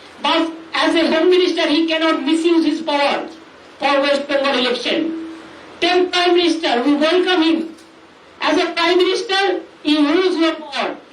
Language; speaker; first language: English; non-native, local second language; Bangla